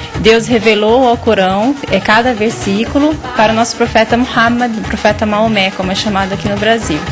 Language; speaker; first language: Portuguese; native; Portuguese